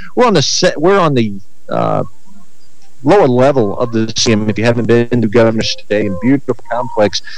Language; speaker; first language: English; native; English